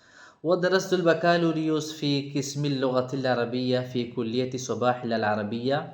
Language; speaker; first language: Arabic; non-native, fluent; Malayalam